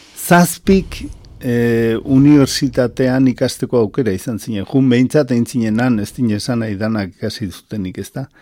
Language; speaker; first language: Basque; native; Basque